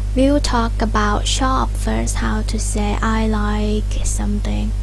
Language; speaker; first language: English; non-native, fluent; Thai